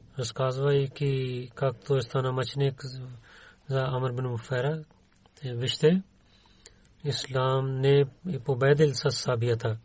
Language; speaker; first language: Bulgarian; non-native, learner; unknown